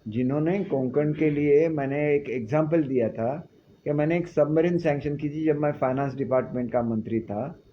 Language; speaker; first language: Hindi; non-native, local second language; Marathi